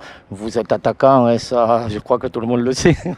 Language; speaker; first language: French; native; French